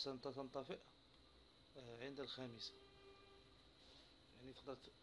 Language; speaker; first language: French; non-native, local second language; Arabic